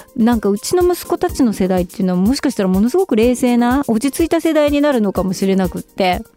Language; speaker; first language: Japanese; native; Japanese